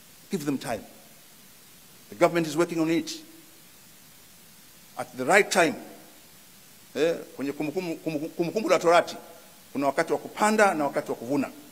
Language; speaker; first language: English; non-native, local second language; Swahili